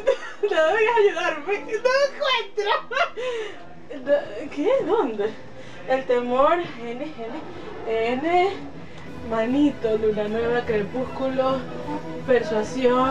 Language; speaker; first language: Spanish; native; Spanish